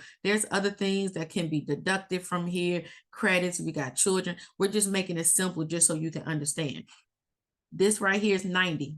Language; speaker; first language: English; native; English